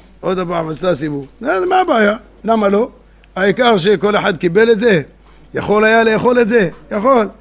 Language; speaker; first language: Hebrew; native; Hebrew